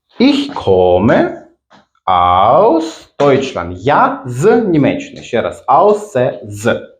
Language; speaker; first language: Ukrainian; native; Ukrainian